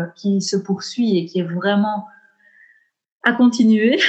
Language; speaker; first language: French; native; French